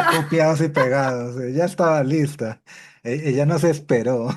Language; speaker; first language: Spanish; native; Spanish